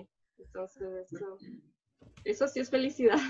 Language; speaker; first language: Spanish; early bilingual, other home language; Portuguese